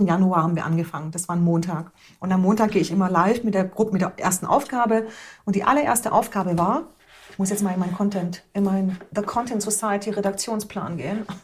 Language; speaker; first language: German; early bilingual, other home language; Hungarian